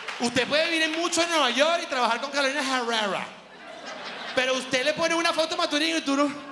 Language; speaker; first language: Spanish; native; Spanish